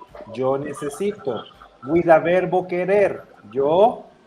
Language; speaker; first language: Spanish; non-native, fluent; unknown